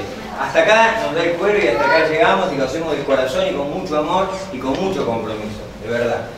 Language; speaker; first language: Spanish; native; Spanish